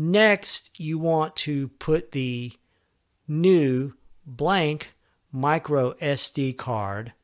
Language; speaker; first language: English; native; English